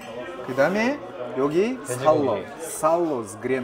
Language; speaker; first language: Korean; non-native, learner; Russian